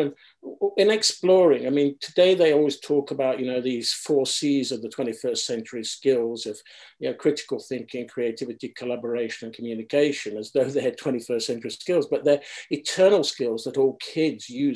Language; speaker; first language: English; native; English